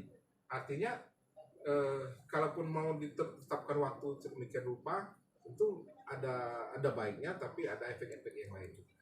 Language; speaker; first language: Indonesian; native; Indonesian